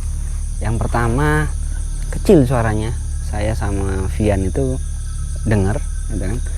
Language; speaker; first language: Indonesian; native; Indonesian